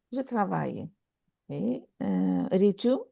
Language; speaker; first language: French; non-native, fluent; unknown